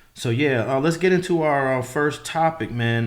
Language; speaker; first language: English; native; English